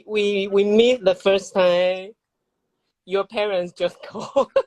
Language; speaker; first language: English; non-native, learner; Chinese